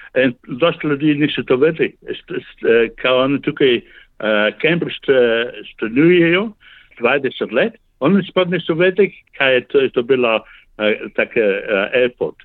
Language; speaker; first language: Slovenian; early bilingual, heritage; Slovenian